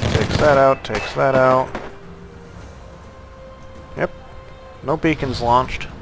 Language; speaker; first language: English; native; English